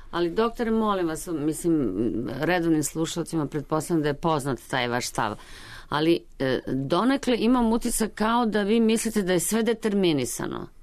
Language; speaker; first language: Serbian; native; Serbian